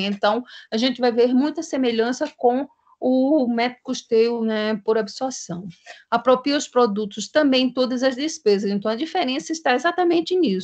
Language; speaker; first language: Portuguese; native; Portuguese